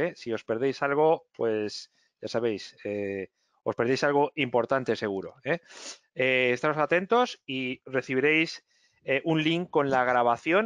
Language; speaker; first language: Spanish; native; Spanish